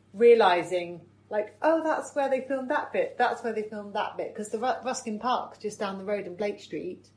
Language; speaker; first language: English; native; English